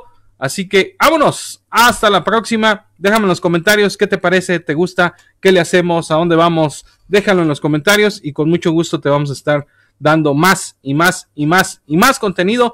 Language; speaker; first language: Spanish; native; Spanish